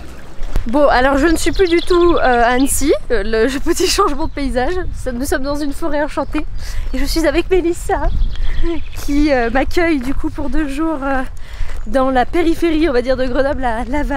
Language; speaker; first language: French; native; French